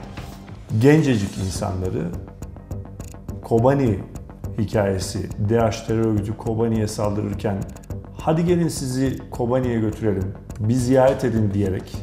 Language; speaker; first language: Turkish; native; Turkish